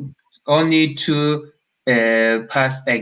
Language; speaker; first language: English; non-native, learner; Turkish